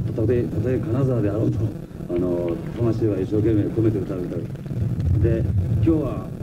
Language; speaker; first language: Japanese; native; Japanese